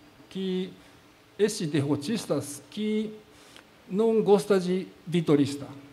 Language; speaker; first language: Portuguese; non-native, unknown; Japanese